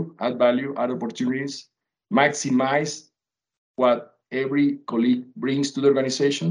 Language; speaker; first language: English; non-native, fluent; Spanish